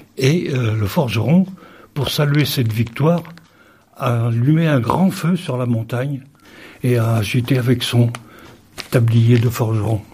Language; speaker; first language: French; native; French